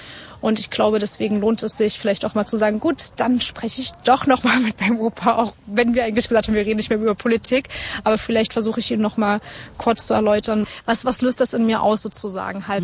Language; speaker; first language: German; native; German